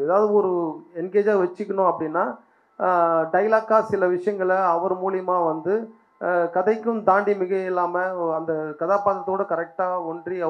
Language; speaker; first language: Tamil; native; Tamil